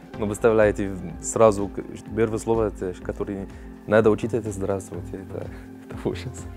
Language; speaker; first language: Russian; non-native, learner; Arabic